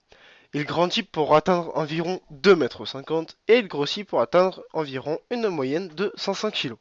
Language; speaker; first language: French; native; French